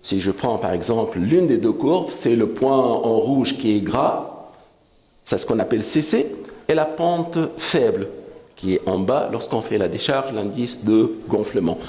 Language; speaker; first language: French; non-native, local second language; Arabic